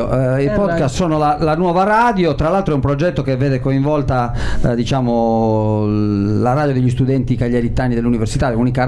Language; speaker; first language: Italian; native; Italian